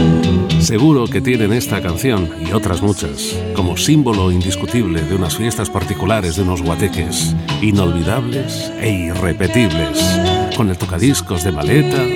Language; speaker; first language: Spanish; native; Spanish